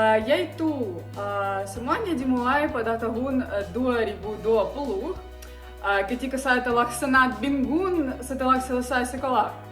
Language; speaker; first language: Indonesian; non-native, learner; Ukrainian